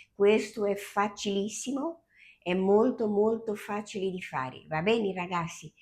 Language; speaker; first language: Italian; non-native, fluent; Portuguese